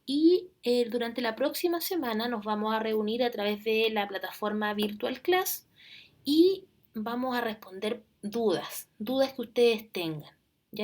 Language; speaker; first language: Spanish; native; Spanish